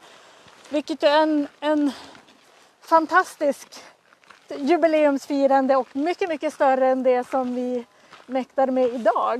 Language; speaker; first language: Swedish; native; Swedish